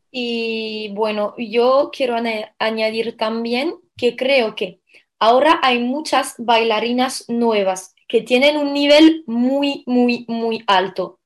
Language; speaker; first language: Spanish; non-native, fluent; French